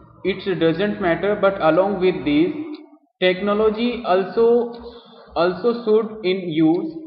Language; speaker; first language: English; non-native, local second language; Hindi